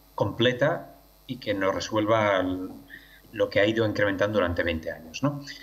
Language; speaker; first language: Spanish; non-native, local second language; Catalan